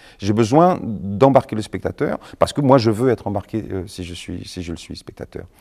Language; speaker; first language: French; native; French